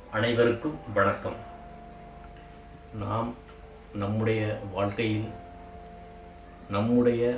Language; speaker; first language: Tamil; native; Tamil